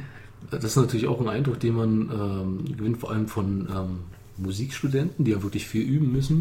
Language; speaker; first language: German; native; German